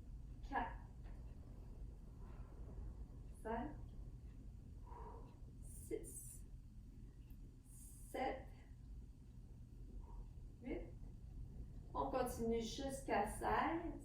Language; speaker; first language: French; native; French